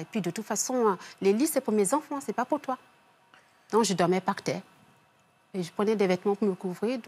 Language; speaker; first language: French; early bilingual, other home language; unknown